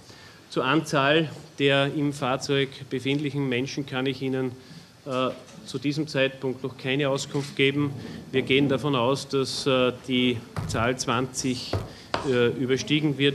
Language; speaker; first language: German; native; German